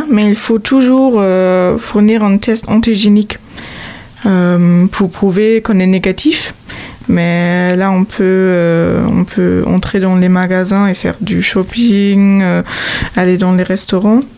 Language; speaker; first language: French; non-native, fluent; German